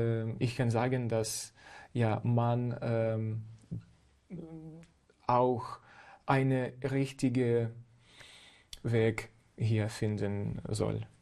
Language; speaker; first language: German; non-native, fluent; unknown